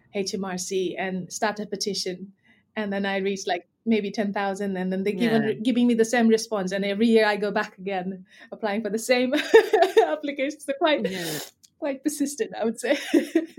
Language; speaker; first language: English; non-native, local second language; Nepali